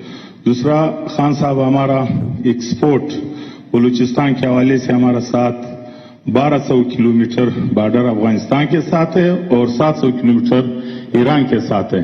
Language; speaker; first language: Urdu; non-native, local second language; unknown